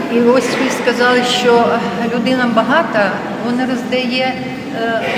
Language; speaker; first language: Ukrainian; non-native, local second language; Russian